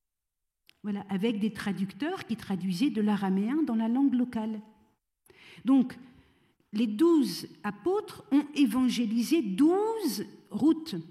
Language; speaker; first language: French; native; French